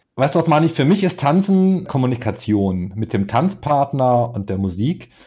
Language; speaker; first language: German; native; German